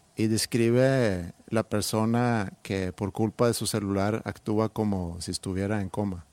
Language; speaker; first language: Spanish; non-native, fluent; Swedish